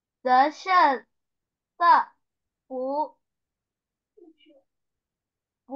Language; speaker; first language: Chinese; non-native, learner; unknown